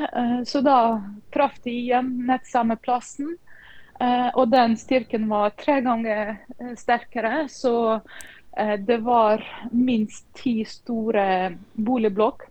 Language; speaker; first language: Norwegian; non-native, fluent; Ukrainian